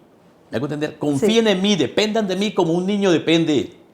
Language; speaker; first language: Spanish; native; Spanish